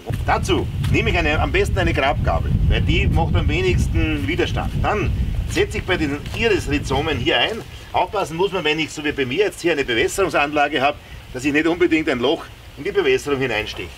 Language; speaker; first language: German; native; German